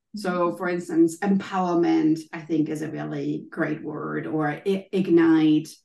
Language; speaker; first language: English; non-native, fluent; German